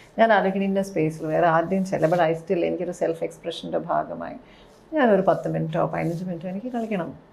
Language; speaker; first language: Malayalam; early bilingual, heritage; Malayalam